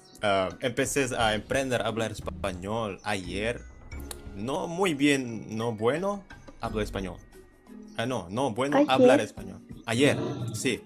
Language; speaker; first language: Spanish; non-native, learner; Indonesian